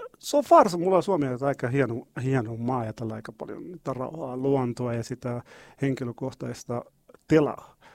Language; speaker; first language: Finnish; non-native, learner; Arabic